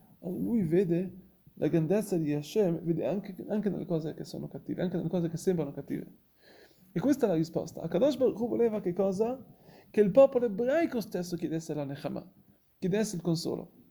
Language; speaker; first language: Italian; non-native, fluent; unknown